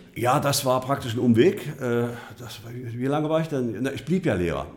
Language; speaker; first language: German; native; German